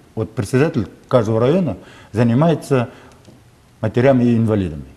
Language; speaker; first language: Russian; non-native, local second language; Kazakh